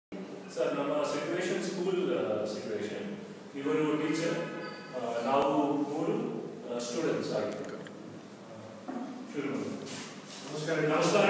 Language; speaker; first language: Kannada; non-native, learner; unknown